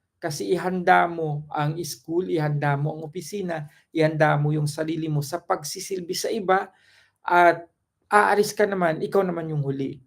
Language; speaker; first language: Filipino; non-native, local second language; Cebuano